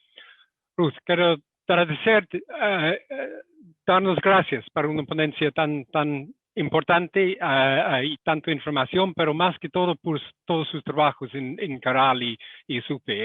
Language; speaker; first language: Spanish; non-native, fluent; English